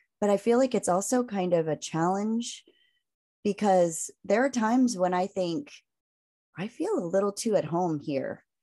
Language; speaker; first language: English; native; English